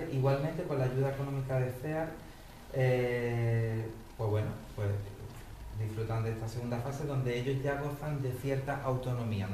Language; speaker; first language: Spanish; native; Spanish